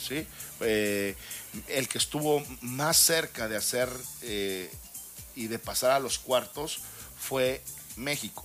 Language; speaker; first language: Spanish; native; Spanish